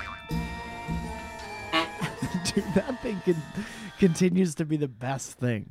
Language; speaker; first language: English; native; English